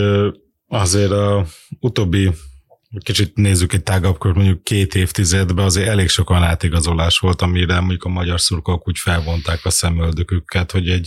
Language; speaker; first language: Hungarian; native; Hungarian